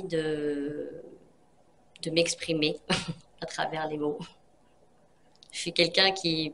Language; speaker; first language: French; native; French